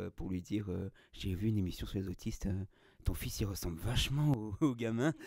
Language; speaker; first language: French; native; French